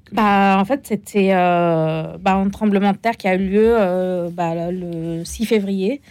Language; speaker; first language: French; non-native, fluent; Arabic